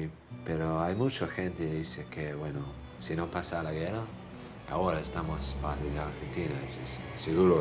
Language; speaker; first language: Spanish; non-native, fluent; English